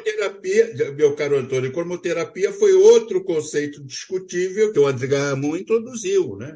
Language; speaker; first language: Portuguese; native; Portuguese